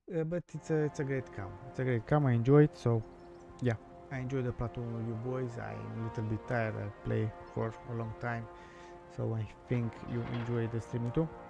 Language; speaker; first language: English; non-native, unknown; Italian